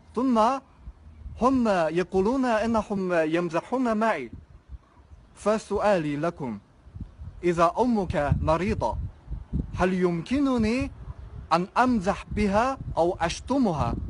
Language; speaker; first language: Arabic; non-native, fluent; Chinese